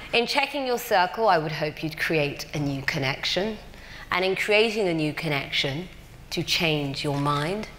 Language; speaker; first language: English; native; English